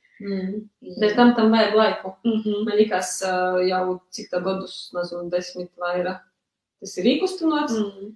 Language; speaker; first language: Latvian; early bilingual, other home language; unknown